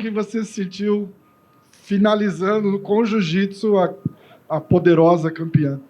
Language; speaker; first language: Portuguese; native; Portuguese